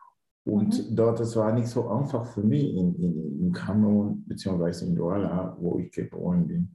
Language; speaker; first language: German; non-native, learner; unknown